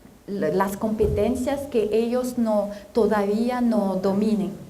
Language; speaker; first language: Spanish; non-native, fluent; French